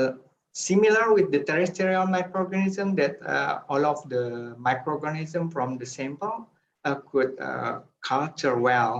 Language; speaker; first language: English; non-native, fluent; Indonesian